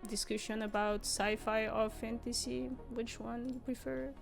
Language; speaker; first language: English; non-native, fluent; French